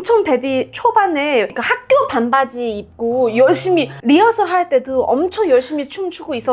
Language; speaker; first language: Korean; non-native, fluent; Chinese